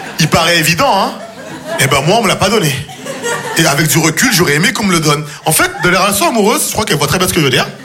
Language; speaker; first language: French; native; French